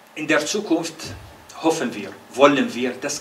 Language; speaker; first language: German; non-native, fluent; Arabic